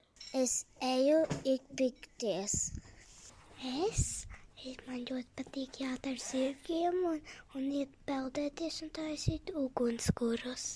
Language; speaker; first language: Latvian; early bilingual, heritage; Latvian